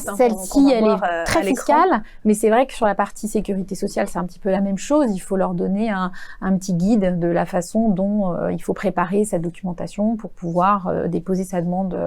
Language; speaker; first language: French; native; French